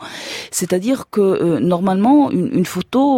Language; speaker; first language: French; non-native, fluent; German